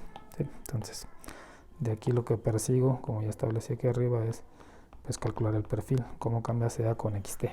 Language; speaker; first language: Spanish; native; Spanish